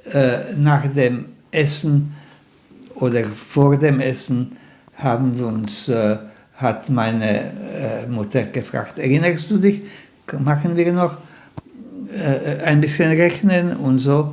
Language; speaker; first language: German; non-native, fluent; Slovak